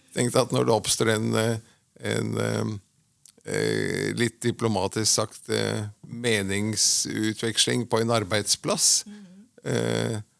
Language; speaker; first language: Norwegian; native; Norwegian